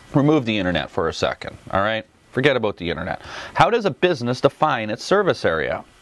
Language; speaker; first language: English; native; English